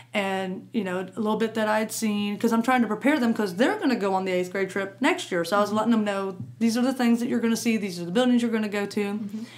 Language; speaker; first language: English; native; English